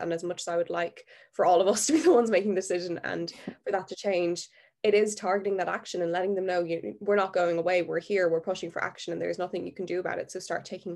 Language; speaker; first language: English; native; English